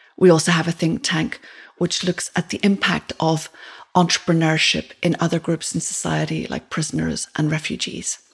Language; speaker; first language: English; native; English